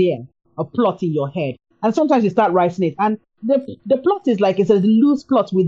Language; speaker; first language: English; non-native, local second language; Igbo